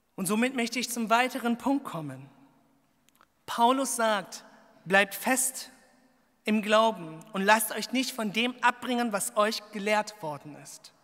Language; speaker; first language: German; early bilingual, other home language; Korean